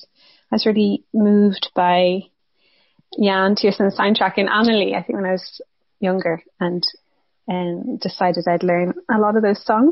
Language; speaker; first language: English; native; English